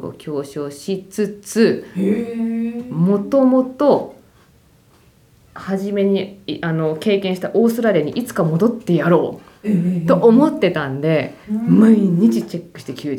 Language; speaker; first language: Japanese; native; Japanese